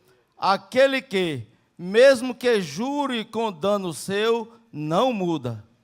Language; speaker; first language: Portuguese; native; Portuguese